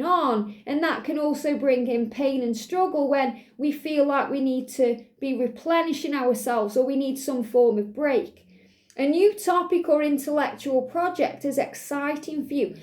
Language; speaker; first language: English; native; English